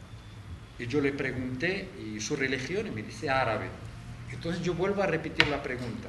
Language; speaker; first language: Spanish; non-native, fluent; Arabic